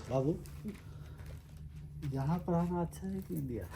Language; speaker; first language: Hindi; non-native, local second language; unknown